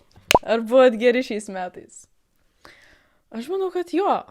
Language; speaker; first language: Lithuanian; native; Lithuanian